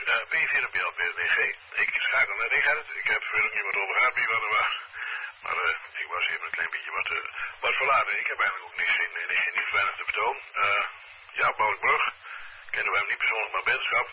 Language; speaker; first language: Dutch; native; Dutch